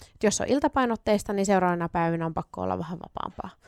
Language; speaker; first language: Finnish; native; Finnish